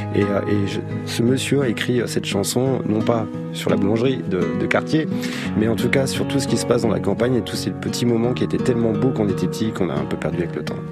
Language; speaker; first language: French; native; French